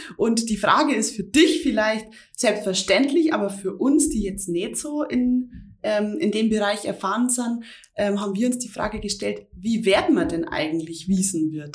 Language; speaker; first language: German; native; German